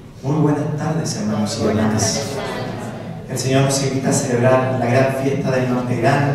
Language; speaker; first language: Spanish; native; Spanish